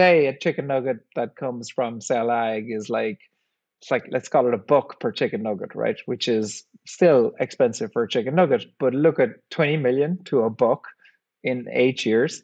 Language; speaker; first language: English; native; English